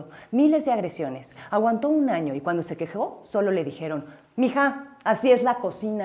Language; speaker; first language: Spanish; native; Spanish